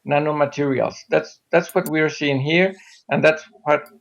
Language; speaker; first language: English; non-native, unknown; Spanish